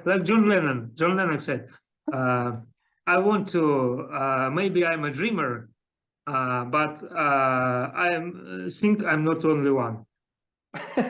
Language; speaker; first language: English; non-native, learner; Russian